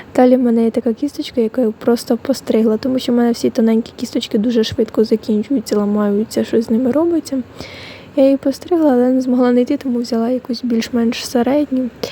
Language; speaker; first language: Ukrainian; non-native, local second language; Russian